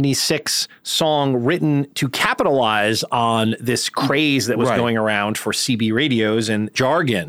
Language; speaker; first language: English; native; English